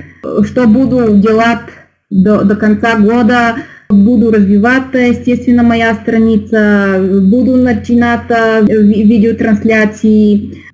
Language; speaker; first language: Russian; non-native, learner; Bulgarian